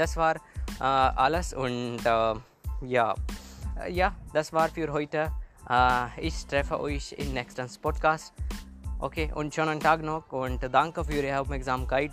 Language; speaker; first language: German; non-native, learner; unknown